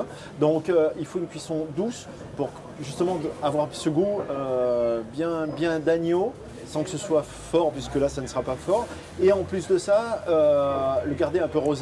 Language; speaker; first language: French; native; French